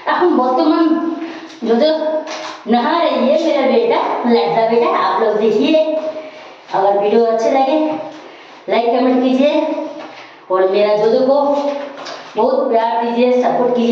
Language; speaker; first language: Hindi; non-native, local second language; Bangla